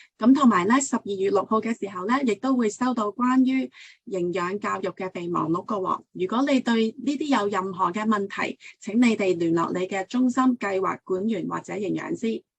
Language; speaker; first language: Cantonese; early bilingual, heritage; Cantonese